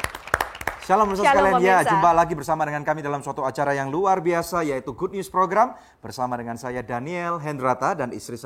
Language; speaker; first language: Indonesian; native; Indonesian